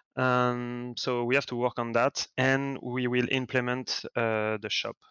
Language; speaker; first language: English; non-native, fluent; French